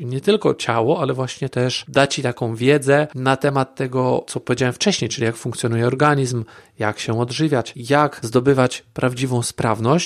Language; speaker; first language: Polish; native; Polish